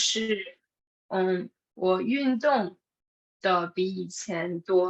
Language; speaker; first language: Chinese; non-native, fluent; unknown